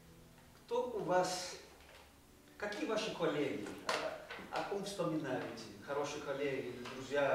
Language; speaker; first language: Russian; non-native, fluent; Portuguese